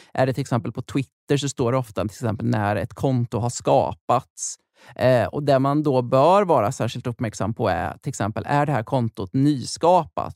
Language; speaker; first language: Swedish; native; Swedish